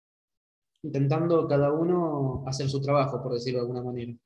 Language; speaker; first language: Spanish; native; Spanish